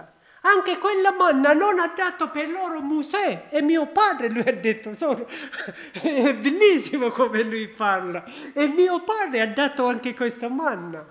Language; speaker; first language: Italian; non-native, learner; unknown